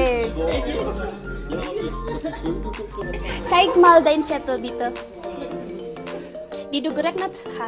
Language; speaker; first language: German; non-native, learner; Indonesian